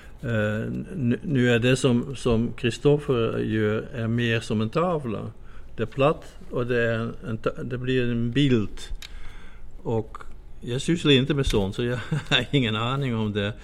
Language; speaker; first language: Swedish; non-native, fluent; Dutch